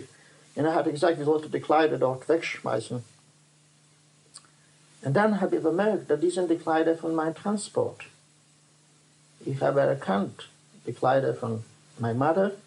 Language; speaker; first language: German; non-native, learner; Dutch